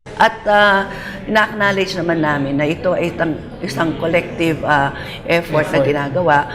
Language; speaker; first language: Filipino; non-native, local second language; Pampanga